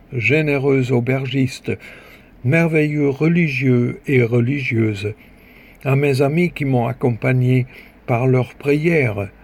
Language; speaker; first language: French; native; French